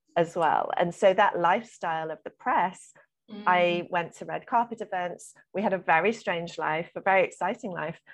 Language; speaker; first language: English; native; English